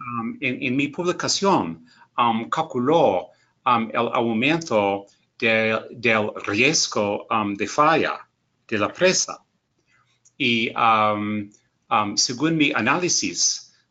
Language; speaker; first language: Spanish; non-native, learner; English